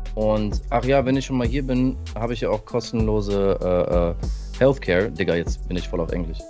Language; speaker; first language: German; early bilingual, other home language; English